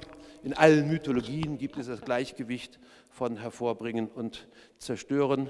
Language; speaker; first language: German; native; German